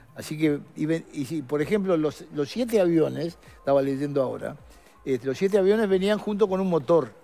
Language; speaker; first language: Spanish; native; Spanish